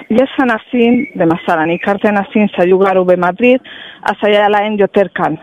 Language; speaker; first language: Hebrew; non-native, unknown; Spanish